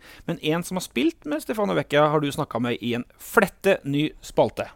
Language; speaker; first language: Norwegian; native; Norwegian